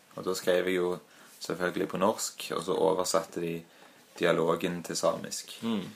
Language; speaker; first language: Norwegian; native; Norwegian